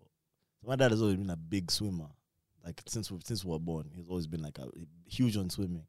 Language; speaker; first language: English; non-native, local second language; Ganda